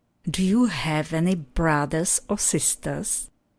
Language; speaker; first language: English; non-native, fluent; Czech